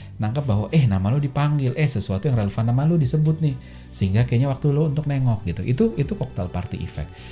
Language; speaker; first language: Indonesian; native; Indonesian